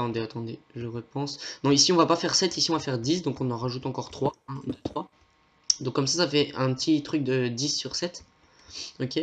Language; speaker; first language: French; native; French